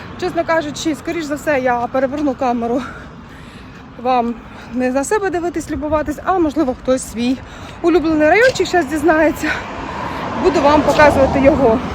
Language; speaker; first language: Ukrainian; native; Ukrainian